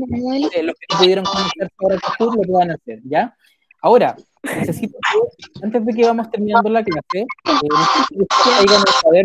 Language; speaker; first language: Spanish; native; Spanish